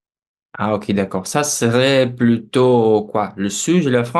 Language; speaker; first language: French; non-native, fluent; Portuguese